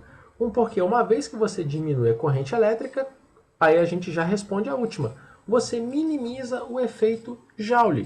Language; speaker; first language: Portuguese; native; Portuguese